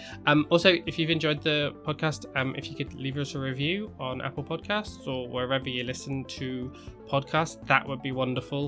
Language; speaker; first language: English; native; English